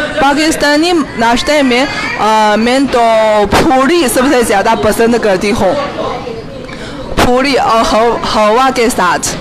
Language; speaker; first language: Hindi; non-native, fluent; Chinese